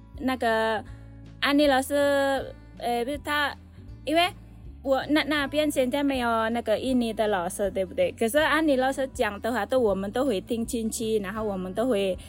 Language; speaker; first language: Chinese; non-native, learner; Indonesian